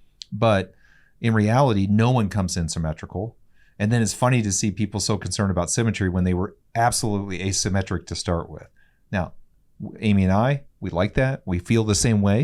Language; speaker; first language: English; native; English